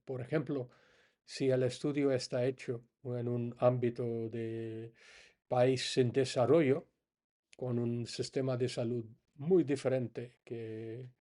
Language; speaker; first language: Spanish; non-native, fluent; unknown